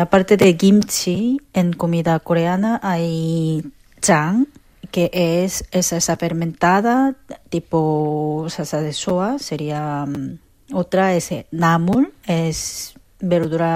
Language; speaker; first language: Spanish; non-native, fluent; Korean